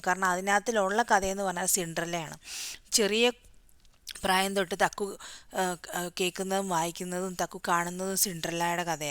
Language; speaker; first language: Malayalam; native; Malayalam